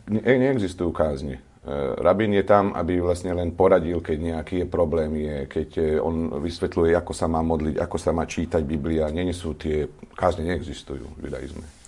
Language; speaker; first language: Slovak; native; Slovak